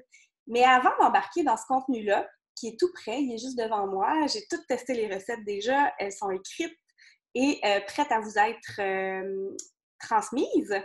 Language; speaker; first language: French; native; French